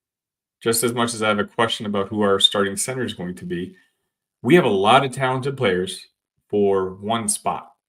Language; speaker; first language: English; native; English